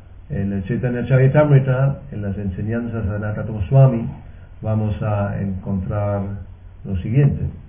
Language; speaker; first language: Spanish; native; Spanish